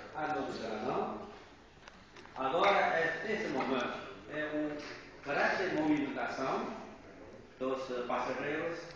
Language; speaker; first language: Portuguese; non-native, fluent; Chinese